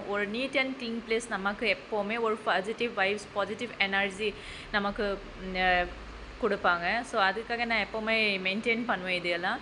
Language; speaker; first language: Tamil; non-native, local second language; Assamese